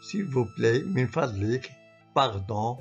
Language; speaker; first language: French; non-native, fluent; Arabic